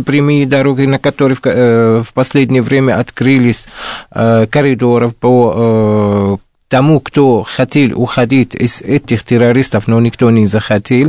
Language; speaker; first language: Russian; non-native, fluent; Arabic